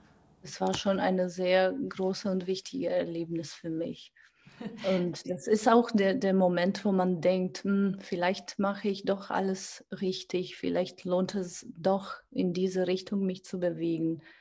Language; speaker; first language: German; non-native, fluent; Georgian